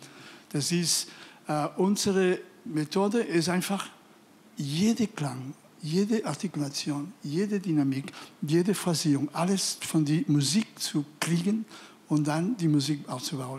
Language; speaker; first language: German; non-native, fluent; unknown